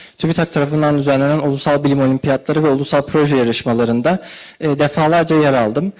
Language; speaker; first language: Turkish; native; Turkish